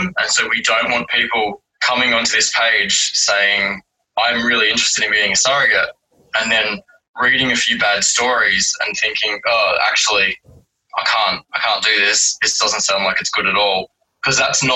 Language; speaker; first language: English; native; English